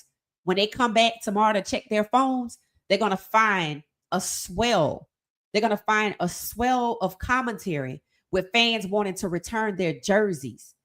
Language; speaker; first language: English; native; English